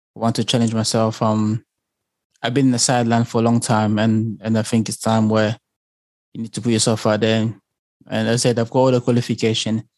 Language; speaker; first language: English; early bilingual, other home language; Lingala